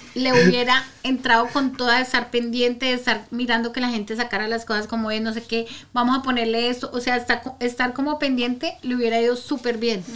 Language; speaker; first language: Spanish; native; Spanish